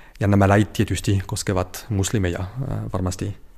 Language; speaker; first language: Finnish; non-native, fluent; French